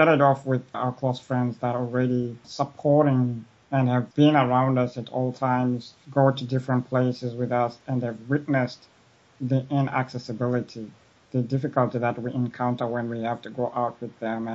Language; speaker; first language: English; non-native, local second language; Shona